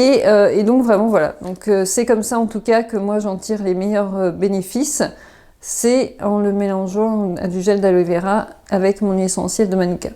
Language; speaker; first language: French; native; French